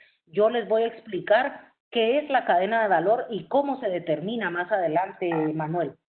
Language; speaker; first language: Spanish; native; Spanish